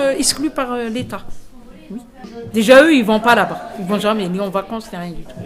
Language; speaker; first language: French; early bilingual, other home language; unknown